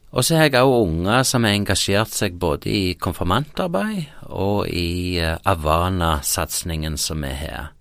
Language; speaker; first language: Norwegian; native; Norwegian